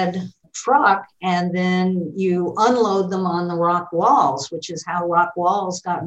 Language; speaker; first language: English; native; English